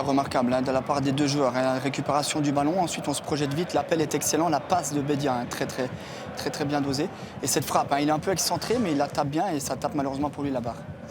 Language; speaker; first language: French; native; French